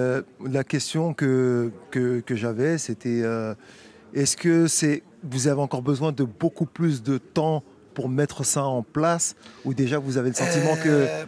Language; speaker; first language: French; native; French